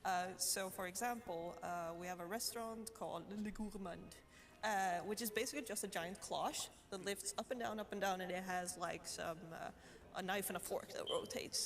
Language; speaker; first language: English; non-native, fluent; Swedish